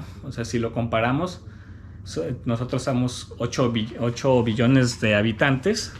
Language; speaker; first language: Spanish; native; Spanish